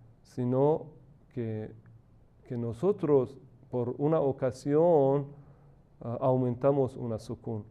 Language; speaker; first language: Spanish; non-native, fluent; Persian